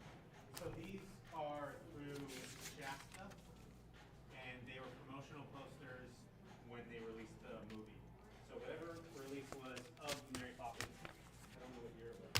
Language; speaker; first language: English; native; English